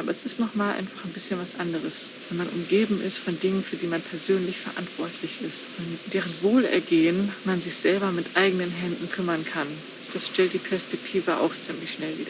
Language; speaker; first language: German; native; German